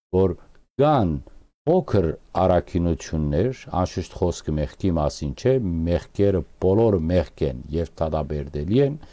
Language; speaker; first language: Armenian; early bilingual, heritage; Armenian